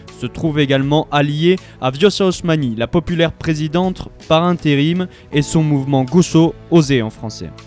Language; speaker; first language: French; native; French